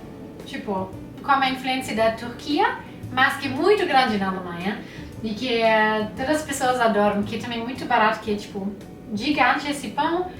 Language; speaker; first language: Portuguese; non-native, fluent; German